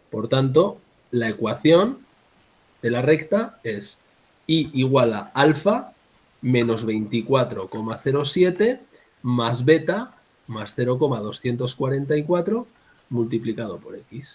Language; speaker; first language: Spanish; native; Spanish